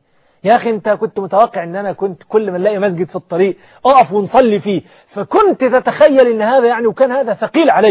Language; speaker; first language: Arabic; native; Arabic